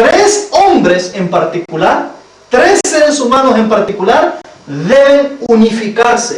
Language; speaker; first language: Spanish; native; Spanish